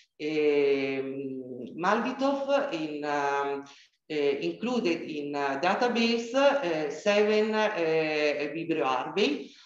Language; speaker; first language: English; non-native, learner; Italian